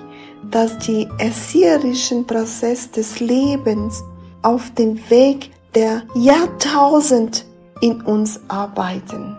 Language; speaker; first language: German; non-native, fluent; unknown